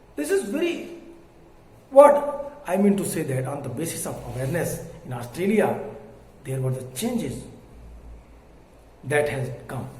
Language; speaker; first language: English; non-native, local second language; Hindi